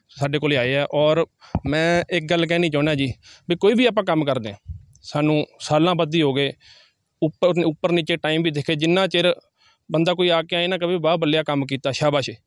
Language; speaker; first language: Punjabi; native; Punjabi